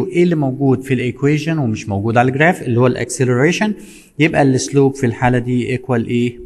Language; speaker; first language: Arabic; native; Arabic